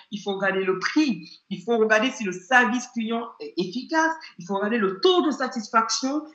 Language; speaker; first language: French; non-native, fluent; Yoruba